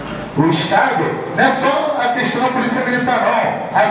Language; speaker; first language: Portuguese; native; Portuguese